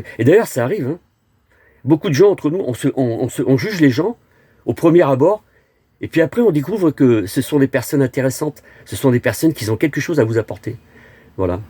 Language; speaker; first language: French; native; French